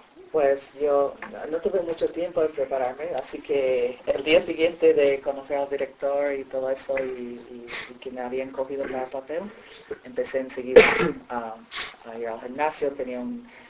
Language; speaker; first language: Spanish; native; Spanish